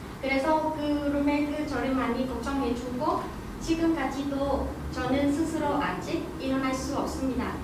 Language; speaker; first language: Korean; non-native, learner; Vietnamese